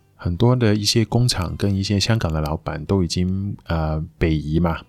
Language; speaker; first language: Chinese; non-native, local second language; Cantonese